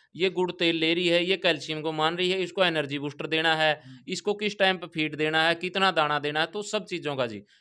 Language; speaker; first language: Hindi; native; Hindi